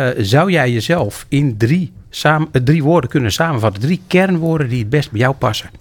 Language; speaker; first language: Dutch; native; Dutch